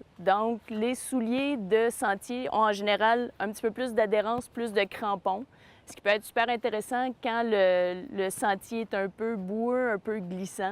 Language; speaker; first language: French; native; French